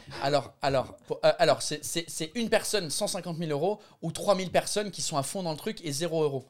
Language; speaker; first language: French; non-native, fluent; English